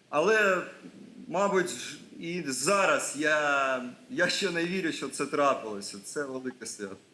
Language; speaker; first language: Ukrainian; non-native, local second language; Russian